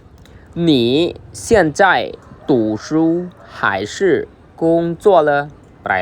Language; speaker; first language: Chinese; non-native, local second language; Khmer